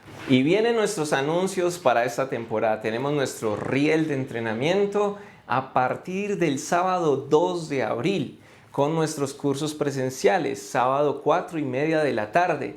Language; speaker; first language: Spanish; native; Spanish